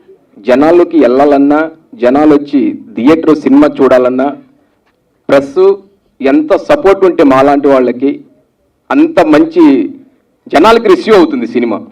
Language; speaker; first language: Telugu; native; Telugu